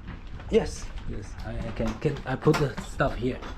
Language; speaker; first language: English; non-native, learner; Chinese